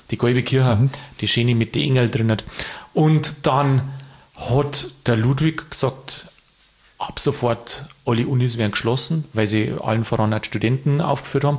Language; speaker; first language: German; native; German